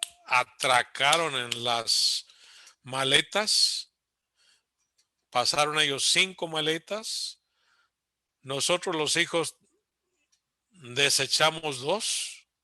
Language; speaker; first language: Spanish; early bilingual, heritage; Spanish